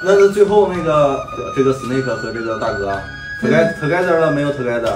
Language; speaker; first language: Chinese; native; Chinese